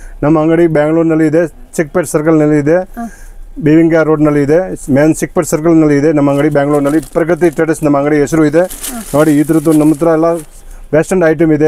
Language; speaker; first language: Kannada; non-native, local second language; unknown